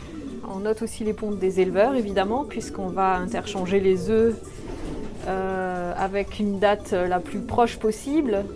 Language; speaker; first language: French; native; French